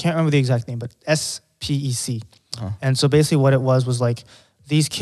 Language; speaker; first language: English; non-native, local second language; Filipino